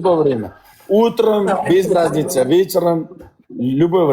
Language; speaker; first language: Russian; non-native, learner; Uzbek